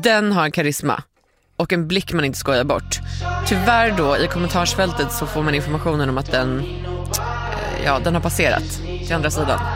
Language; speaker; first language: Swedish; native; Swedish